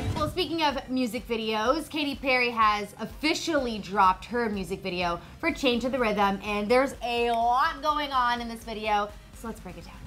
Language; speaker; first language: English; native; English